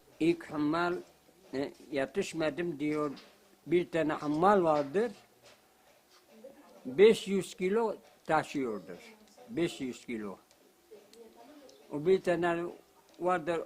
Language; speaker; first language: Turkish; non-native, local second language; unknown